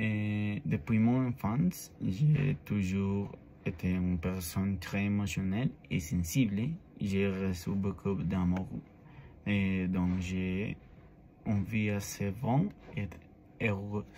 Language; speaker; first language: French; non-native, learner; Spanish